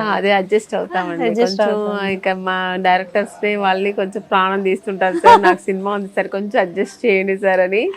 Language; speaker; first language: Telugu; non-native, local second language; Kannada